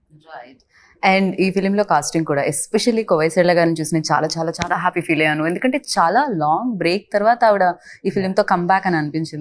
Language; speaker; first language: Telugu; native; Telugu